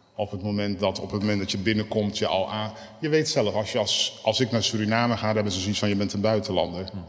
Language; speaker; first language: Dutch; native; Dutch